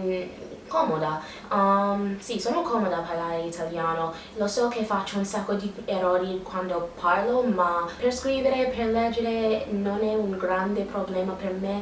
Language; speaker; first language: Italian; non-native, learner; English